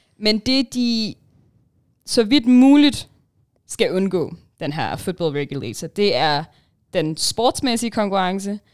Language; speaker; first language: Danish; early bilingual, heritage; Danish